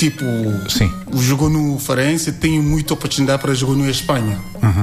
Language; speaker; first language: Portuguese; non-native, learner; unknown